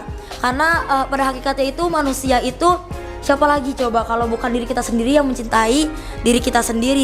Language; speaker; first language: Indonesian; native; Indonesian